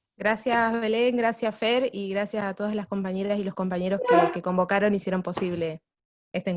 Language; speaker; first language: Spanish; native; Spanish